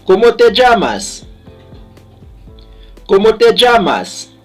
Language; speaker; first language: Spanish; non-native, learner; Haitian Creole